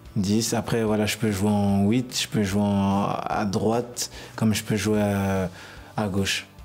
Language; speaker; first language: French; native; French